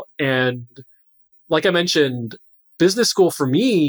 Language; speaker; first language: English; native; English